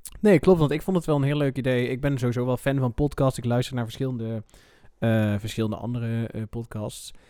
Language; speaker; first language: Dutch; native; Dutch